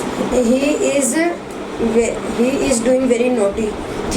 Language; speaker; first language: English; non-native, learner; Hindi